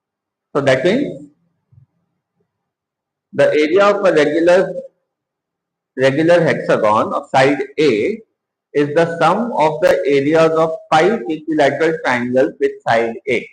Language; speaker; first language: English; non-native, local second language; Hindi